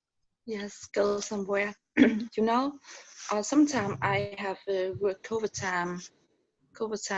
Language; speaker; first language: English; non-native, learner; Vietnamese